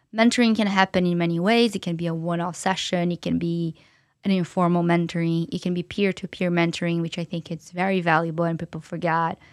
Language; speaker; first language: English; non-native, fluent; Portuguese